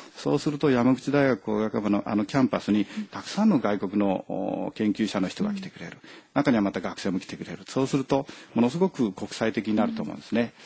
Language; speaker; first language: Japanese; native; Japanese